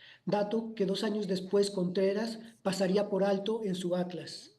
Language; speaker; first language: Spanish; native; Spanish